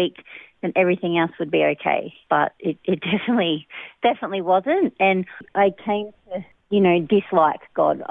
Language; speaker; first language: English; native; English